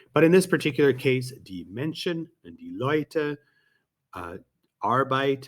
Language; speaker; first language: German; non-native, fluent; English